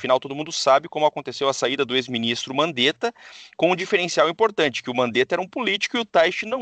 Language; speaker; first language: Portuguese; native; Portuguese